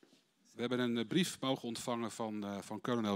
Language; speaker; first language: Dutch; native; Dutch